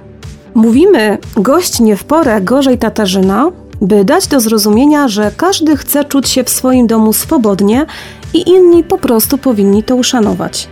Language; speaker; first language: Polish; native; Polish